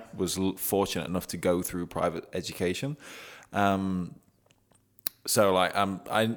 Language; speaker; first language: English; native; English